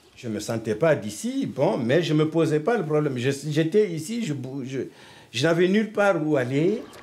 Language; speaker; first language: French; non-native, local second language; Fula